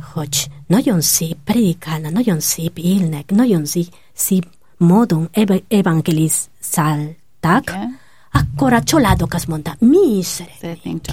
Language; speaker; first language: Hungarian; non-native, learner; Spanish